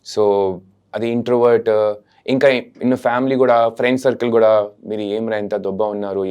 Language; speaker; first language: Telugu; non-native, local second language; Hindi